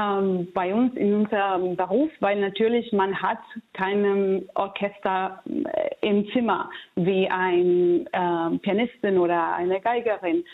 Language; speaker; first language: German; non-native, fluent; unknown